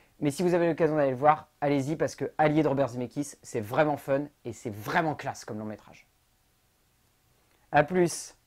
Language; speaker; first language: French; native; French